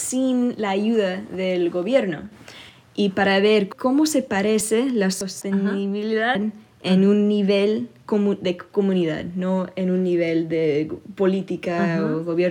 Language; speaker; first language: Spanish; early bilingual, other home language; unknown